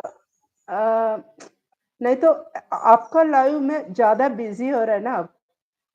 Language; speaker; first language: Hindi; non-native, local second language; Tamil